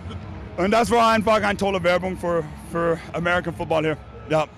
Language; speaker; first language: German; non-native, fluent; English